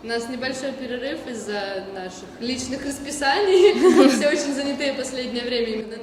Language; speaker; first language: Russian; native; Russian